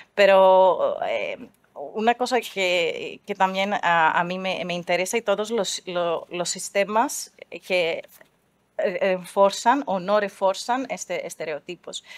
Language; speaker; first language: Spanish; non-native, fluent; Greek